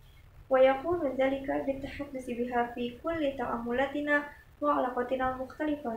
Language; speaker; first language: Arabic; non-native, learner; Indonesian